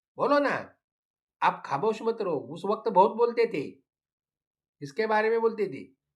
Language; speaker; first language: Hindi; non-native, local second language; Marathi